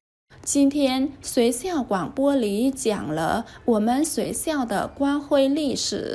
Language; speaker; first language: Chinese; non-native, learner; Vietnamese